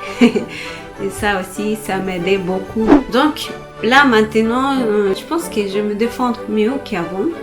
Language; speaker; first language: French; non-native, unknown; Spanish